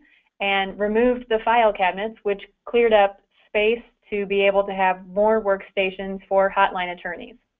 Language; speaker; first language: English; native; English